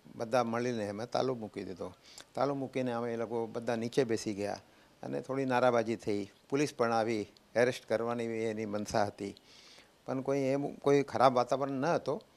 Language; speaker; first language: Hindi; native; Hindi